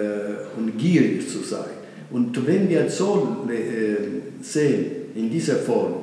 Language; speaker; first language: German; non-native, fluent; Italian